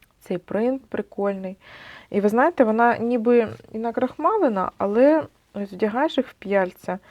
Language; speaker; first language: Ukrainian; non-native, local second language; Russian